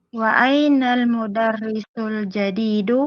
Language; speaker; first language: Arabic; non-native, learner; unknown